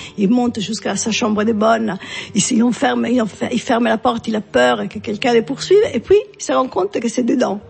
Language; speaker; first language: French; non-native, fluent; Italian